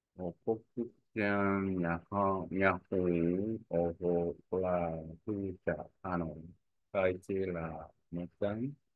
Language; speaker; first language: Vietnamese; non-native, learner; Korean